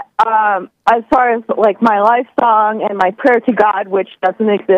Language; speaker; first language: English; native; English